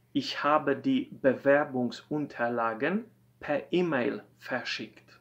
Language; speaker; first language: German; non-native, fluent; Polish